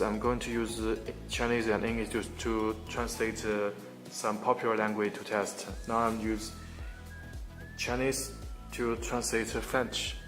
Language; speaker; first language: English; non-native, learner; Chinese